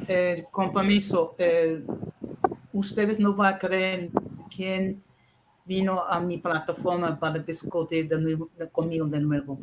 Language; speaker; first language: Spanish; non-native, learner; English